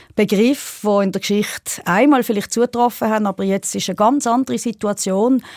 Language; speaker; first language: German; native; German